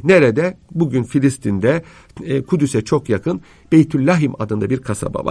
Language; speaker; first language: Turkish; native; Turkish